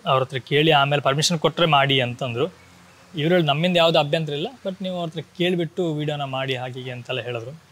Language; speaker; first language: Kannada; non-native, local second language; Tulu